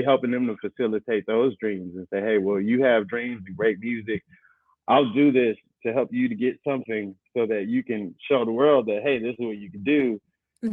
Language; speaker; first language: English; native; English